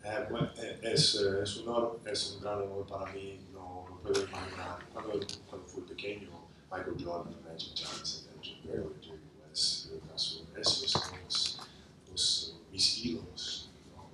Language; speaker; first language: Spanish; non-native, learner; English